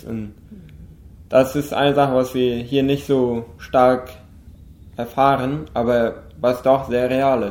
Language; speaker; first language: German; non-native, local second language; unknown